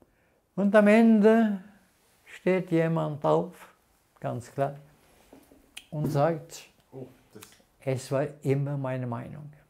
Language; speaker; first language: German; non-native, fluent; Norwegian